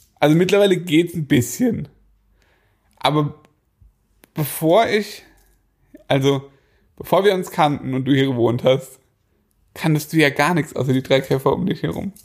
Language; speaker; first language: German; native; German